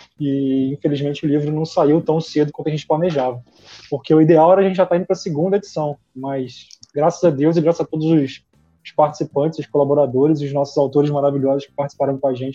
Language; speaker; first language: Portuguese; native; Portuguese